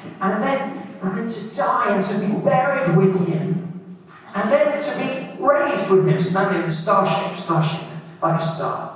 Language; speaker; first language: English; native; English